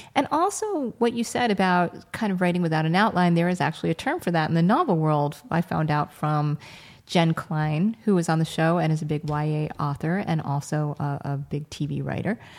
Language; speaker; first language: English; native; English